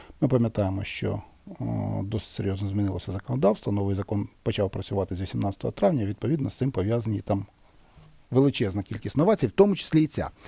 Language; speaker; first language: Ukrainian; native; Ukrainian